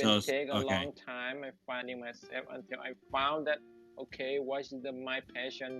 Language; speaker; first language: English; non-native, learner; Thai